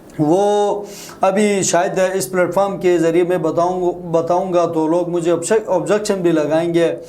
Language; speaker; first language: Urdu; non-native, local second language; Shina